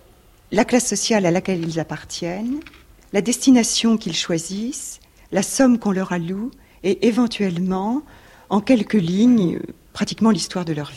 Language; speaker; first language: French; native; French